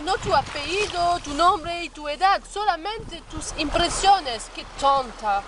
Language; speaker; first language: Spanish; non-native, learner; French